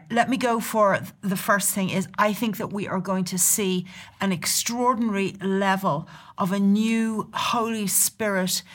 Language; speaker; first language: English; native; English